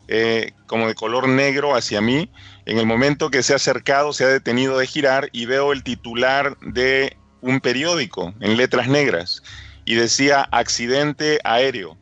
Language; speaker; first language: Spanish; native; Spanish